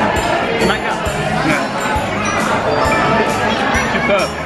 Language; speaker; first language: Indonesian; non-native, learner; English